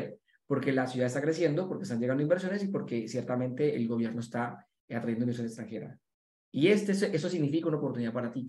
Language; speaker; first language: Spanish; native; Spanish